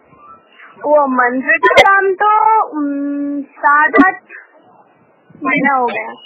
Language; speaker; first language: Hindi; non-native, local second language; Bangla